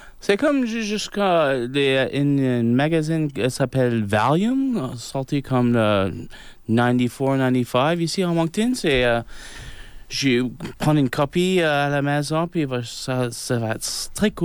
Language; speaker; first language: French; non-native, local second language; English